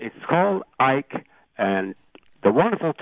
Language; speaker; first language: English; native; English